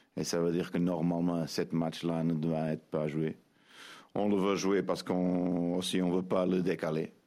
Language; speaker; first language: French; non-native, fluent; Portuguese